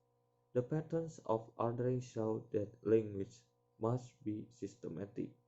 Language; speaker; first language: English; non-native, learner; Indonesian